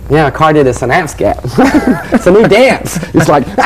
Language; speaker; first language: English; native; English